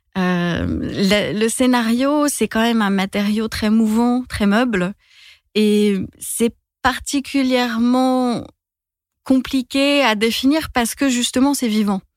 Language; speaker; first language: French; native; French